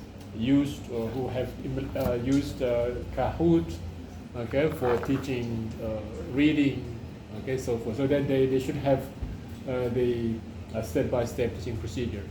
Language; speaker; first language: English; non-native, fluent; Indonesian